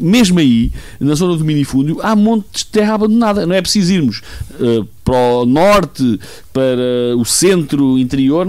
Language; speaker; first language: Portuguese; native; Portuguese